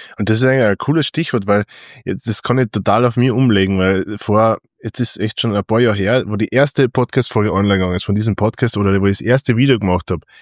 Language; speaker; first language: German; native; German